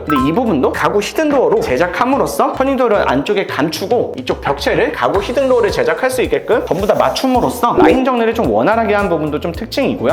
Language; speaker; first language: Korean; native; Korean